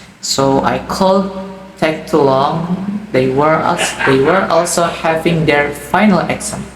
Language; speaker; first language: English; non-native, learner; Indonesian